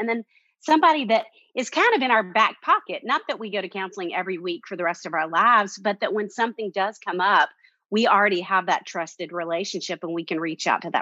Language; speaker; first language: English; native; English